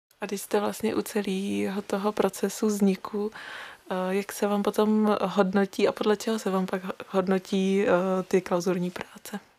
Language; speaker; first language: Czech; native; Czech